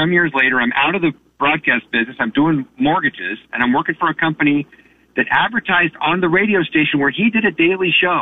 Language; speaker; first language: English; native; English